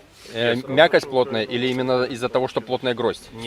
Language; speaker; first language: Russian; native; Russian